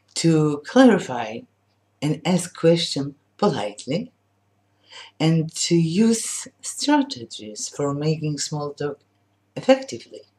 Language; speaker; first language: English; non-native, fluent; Polish